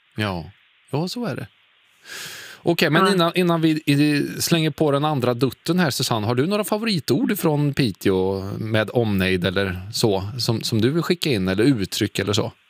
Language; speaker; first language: Swedish; native; Swedish